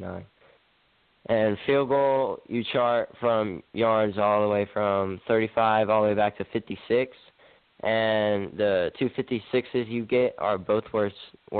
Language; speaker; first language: English; native; English